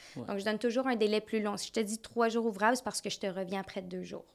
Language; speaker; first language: French; native; French